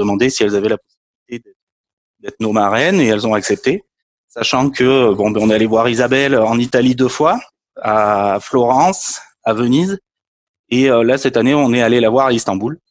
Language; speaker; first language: French; native; French